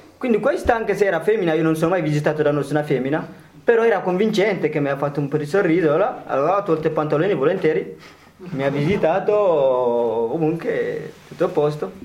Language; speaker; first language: Italian; non-native, fluent; Tigrinya